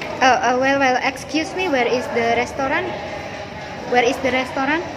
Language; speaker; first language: English; non-native, learner; Indonesian